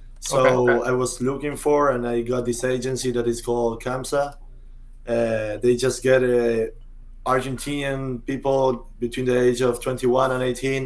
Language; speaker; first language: English; non-native, fluent; Spanish